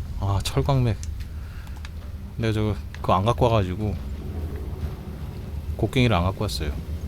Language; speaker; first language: Korean; native; Korean